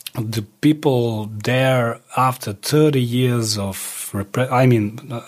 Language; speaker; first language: English; early bilingual, other home language; Croatian